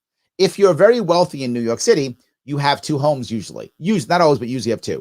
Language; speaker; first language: English; native; English